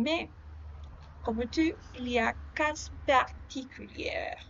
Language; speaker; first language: French; non-native, learner; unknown